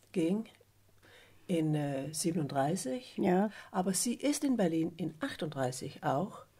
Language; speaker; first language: German; non-native, fluent; Danish